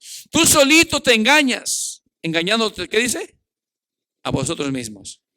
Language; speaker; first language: Spanish; native; Spanish